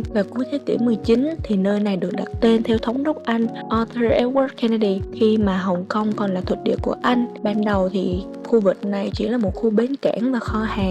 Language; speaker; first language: Vietnamese; native; Vietnamese